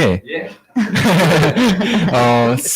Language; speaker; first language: English; non-native, learner; Japanese